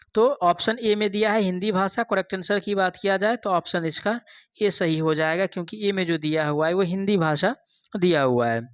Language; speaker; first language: Hindi; native; Hindi